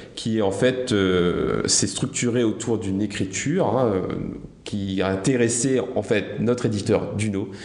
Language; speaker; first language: French; native; French